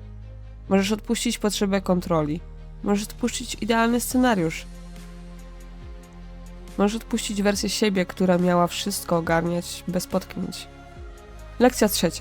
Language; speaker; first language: Polish; native; Polish